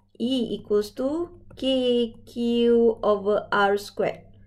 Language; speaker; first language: English; non-native, local second language; Malay